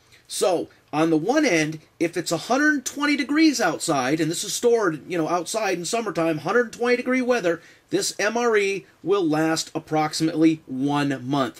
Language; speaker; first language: English; native; English